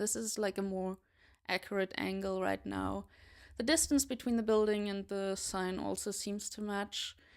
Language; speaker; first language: English; non-native, fluent; German